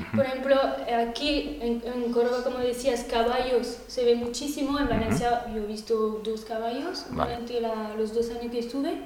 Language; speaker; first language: Spanish; non-native, fluent; French